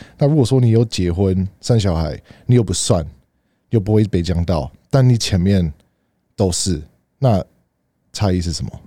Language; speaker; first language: Chinese; early bilingual, heritage; Chinese